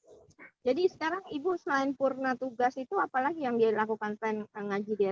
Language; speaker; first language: Indonesian; native; Indonesian